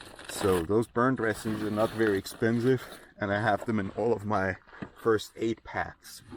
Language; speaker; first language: English; non-native, fluent; German